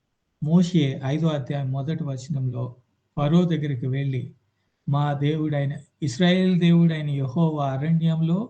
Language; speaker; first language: Telugu; native; Telugu